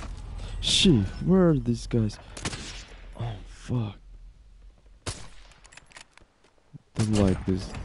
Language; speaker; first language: English; non-native, learner; Ukrainian